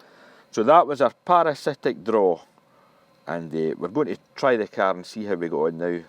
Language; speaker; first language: English; native; English